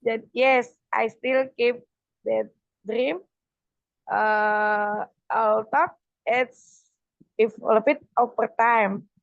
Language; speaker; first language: English; non-native, learner; Indonesian